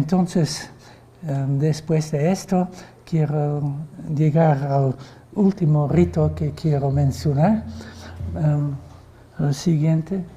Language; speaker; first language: Spanish; non-native, fluent; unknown